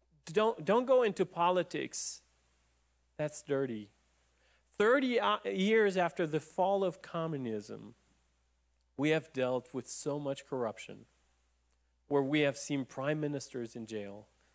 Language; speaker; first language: English; non-native, fluent; Romanian